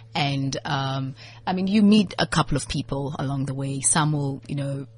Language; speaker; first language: English; non-native, local second language; Southern Sotho